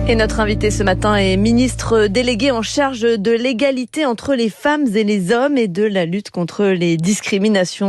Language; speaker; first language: French; native; French